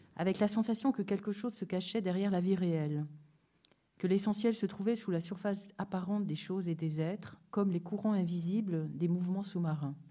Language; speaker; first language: French; native; French